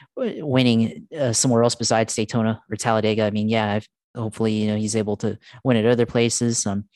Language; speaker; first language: English; early bilingual, other home language; Filipino